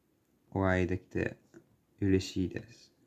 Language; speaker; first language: Japanese; non-native, learner; English